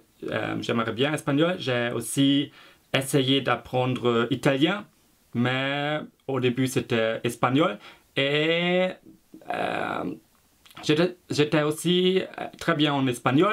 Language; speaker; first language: French; non-native, fluent; German